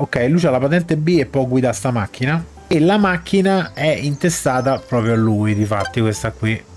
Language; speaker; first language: Italian; native; Italian